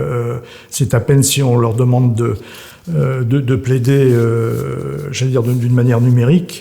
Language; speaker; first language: French; native; French